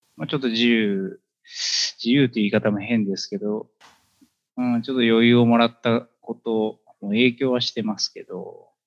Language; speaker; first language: Japanese; native; Japanese